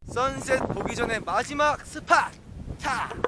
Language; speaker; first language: Korean; native; Korean